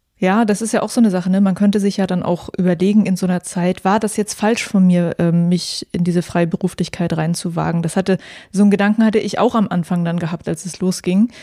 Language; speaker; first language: German; native; German